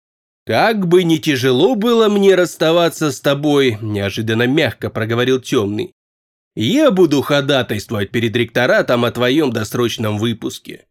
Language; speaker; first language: Russian; native; Russian